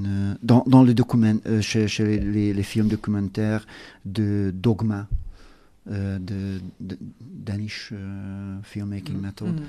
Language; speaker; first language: French; non-native, learner; Hungarian